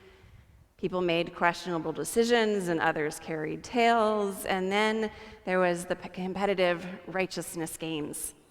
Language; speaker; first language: English; native; English